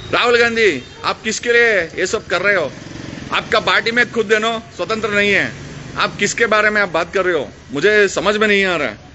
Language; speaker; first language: Hindi; non-native, local second language; Kannada